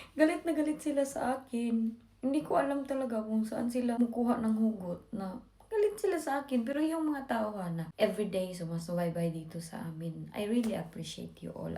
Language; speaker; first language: Filipino; non-native, local second language; Cebuano